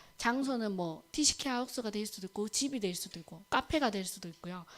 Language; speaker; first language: Korean; native; Korean